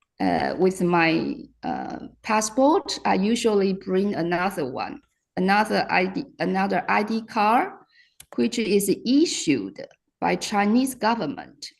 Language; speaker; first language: English; non-native, fluent; Chinese